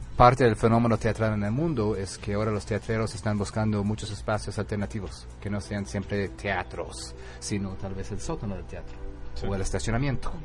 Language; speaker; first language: Spanish; non-native, fluent; English